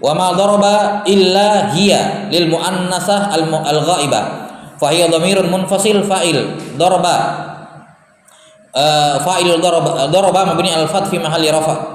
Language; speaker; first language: Arabic; non-native, fluent; Indonesian